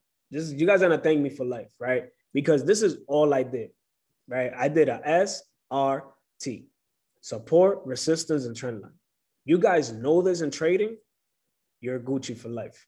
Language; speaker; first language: English; early bilingual, other home language; Spanish